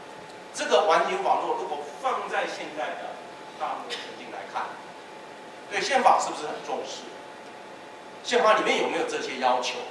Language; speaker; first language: Chinese; native; Chinese